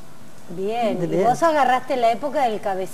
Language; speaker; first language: Spanish; native; Spanish